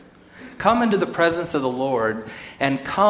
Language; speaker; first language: English; native; English